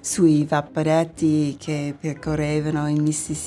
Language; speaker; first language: Italian; non-native, fluent; English